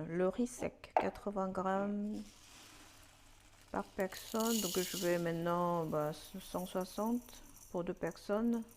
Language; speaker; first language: French; non-native, fluent; Korean